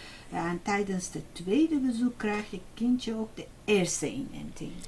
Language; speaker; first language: Dutch; non-native, fluent; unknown